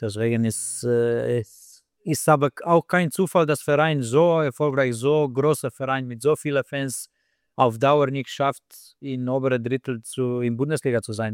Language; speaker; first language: German; non-native, fluent; Slovenian